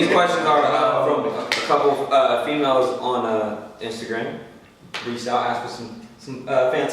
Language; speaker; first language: English; native; English